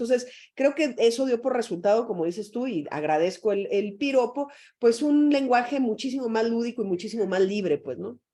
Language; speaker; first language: Spanish; native; Spanish